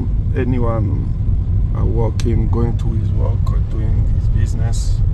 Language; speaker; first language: English; non-native, learner; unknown